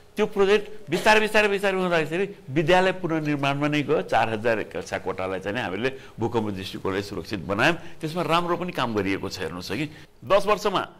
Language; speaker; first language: Nepali; native; Nepali